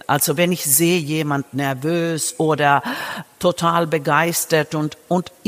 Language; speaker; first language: German; non-native, fluent; Finnish